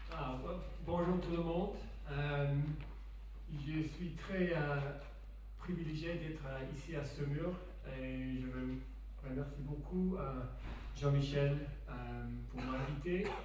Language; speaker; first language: French; non-native, fluent; English